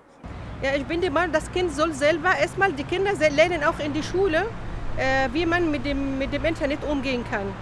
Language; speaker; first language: German; non-native, fluent; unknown